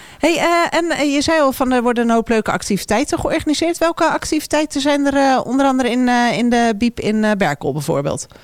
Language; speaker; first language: Dutch; native; Dutch